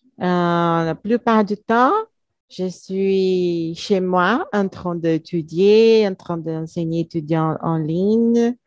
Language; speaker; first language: French; non-native, learner; Portuguese